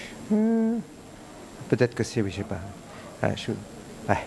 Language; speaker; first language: French; native; French